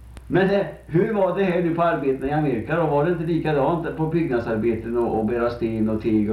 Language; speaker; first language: Swedish; native; Swedish